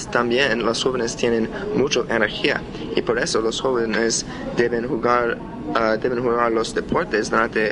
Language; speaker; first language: Spanish; non-native, learner; English